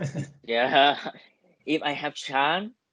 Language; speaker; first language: English; non-native, learner; Thai